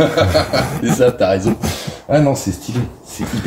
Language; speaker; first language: French; native; French